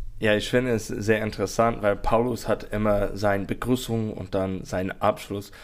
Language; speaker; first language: German; non-native, learner; English